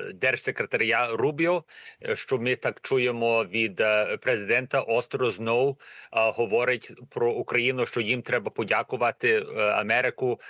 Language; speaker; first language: Ukrainian; early bilingual, heritage; Ukrainian